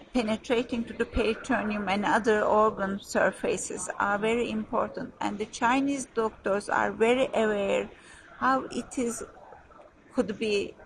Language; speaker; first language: English; non-native, fluent; Turkish